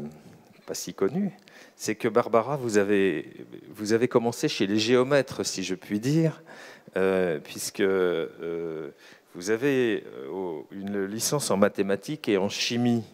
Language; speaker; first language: French; native; French